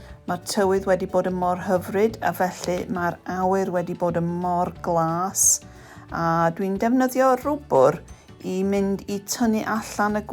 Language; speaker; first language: Welsh; non-native, local second language; English